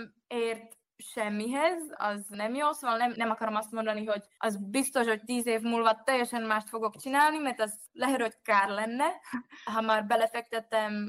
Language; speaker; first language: Hungarian; non-native, fluent; Czech